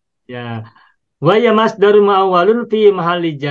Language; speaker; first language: Arabic; non-native, fluent; Indonesian